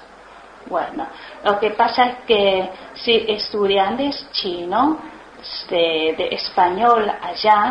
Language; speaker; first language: Spanish; non-native, learner; Chinese